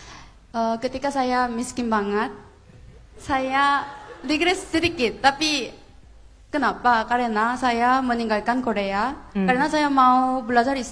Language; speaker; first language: Indonesian; non-native, fluent; Korean